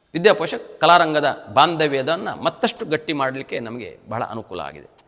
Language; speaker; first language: Kannada; native; Kannada